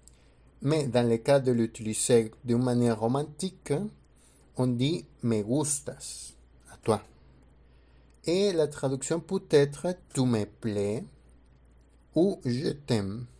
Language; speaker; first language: French; non-native, fluent; Spanish